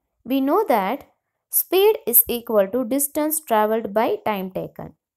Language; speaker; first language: English; non-native, local second language; Tamil